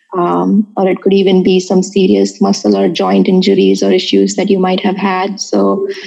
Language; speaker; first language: English; non-native, local second language; Marathi